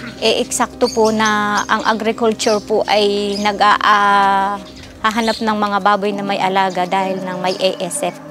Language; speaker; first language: Filipino; native; Filipino